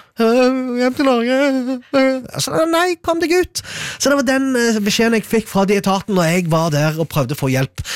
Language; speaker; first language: Norwegian; early bilingual, other home language; Arabic